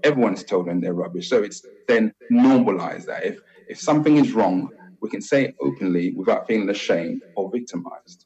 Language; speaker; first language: English; native; English